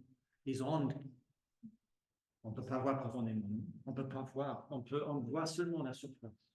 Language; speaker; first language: French; non-native, fluent; English